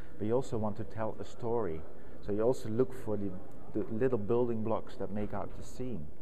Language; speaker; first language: English; non-native, fluent; Dutch